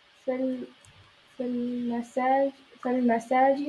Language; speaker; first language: Arabic; non-native, learner; English